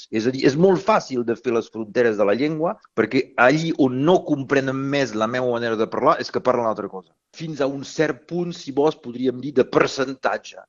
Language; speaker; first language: Catalan; native; Catalan